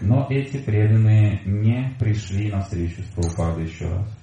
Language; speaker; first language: Russian; native; Russian